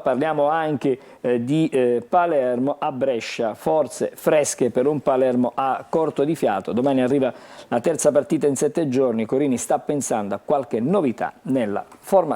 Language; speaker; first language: Italian; native; Italian